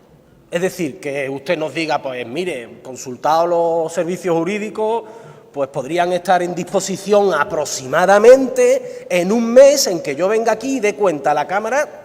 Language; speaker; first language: Spanish; native; Spanish